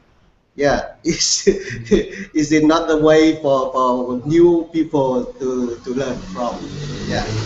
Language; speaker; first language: English; non-native, learner; Vietnamese